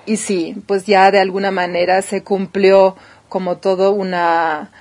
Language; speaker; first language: Spanish; non-native, fluent; German